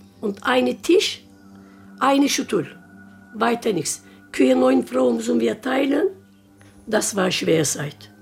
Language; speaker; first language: German; non-native, learner; Turkish